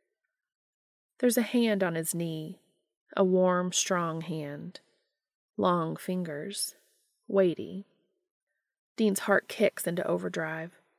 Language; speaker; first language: English; native; English